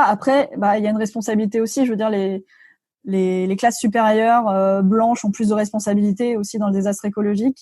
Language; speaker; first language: French; native; French